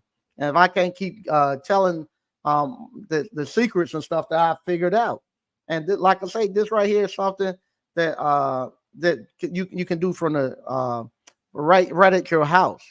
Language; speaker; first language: English; native; English